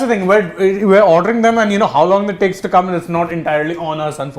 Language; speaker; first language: English; non-native, local second language; Hindi